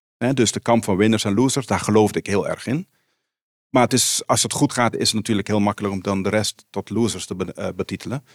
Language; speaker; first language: Dutch; non-native, local second language; Papiamento